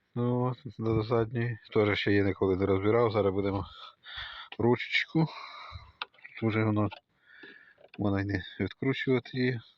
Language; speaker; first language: Ukrainian; native; Ukrainian